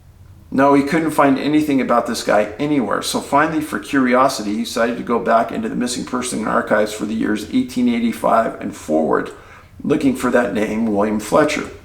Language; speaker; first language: English; native; English